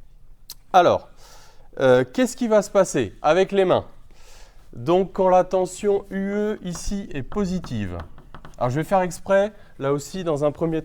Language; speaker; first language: French; native; French